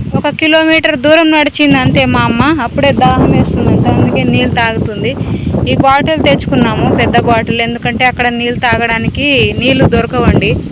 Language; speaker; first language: Telugu; non-native, local second language; Lambadi